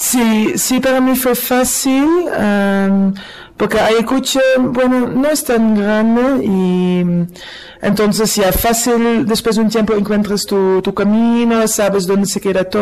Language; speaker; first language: Spanish; non-native, fluent; Dutch